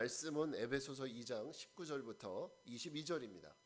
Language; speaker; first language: Korean; native; Korean